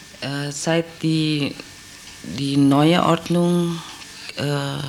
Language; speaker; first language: German; non-native, learner; Indonesian